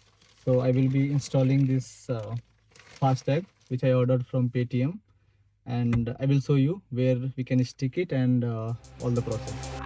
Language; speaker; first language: English; non-native, local second language; Hindi